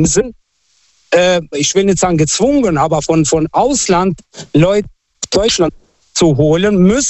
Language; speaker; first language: German; non-native, fluent; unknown